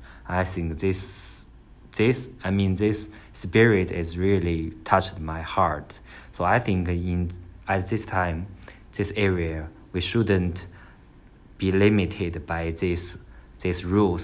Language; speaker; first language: English; non-native, learner; Chinese